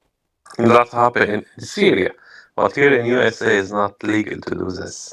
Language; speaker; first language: English; non-native, learner; Arabic